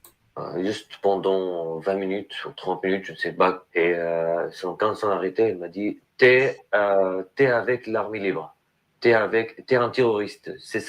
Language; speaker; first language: French; non-native, learner; Arabic